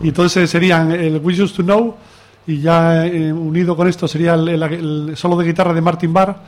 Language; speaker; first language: Spanish; native; Spanish